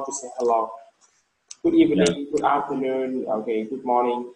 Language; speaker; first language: English; non-native, learner; Vietnamese